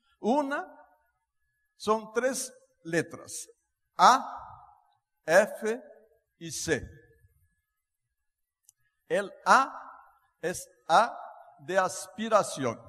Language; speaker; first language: Spanish; non-native, fluent; Portuguese